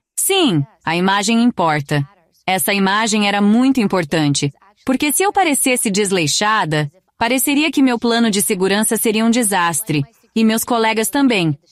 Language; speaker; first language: Portuguese; non-native, fluent; Greek